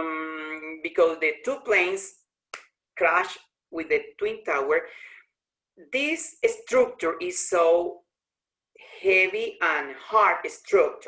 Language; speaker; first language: English; non-native, learner; Spanish